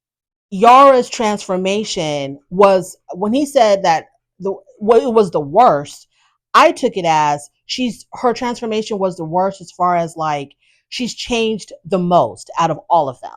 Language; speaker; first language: English; native; English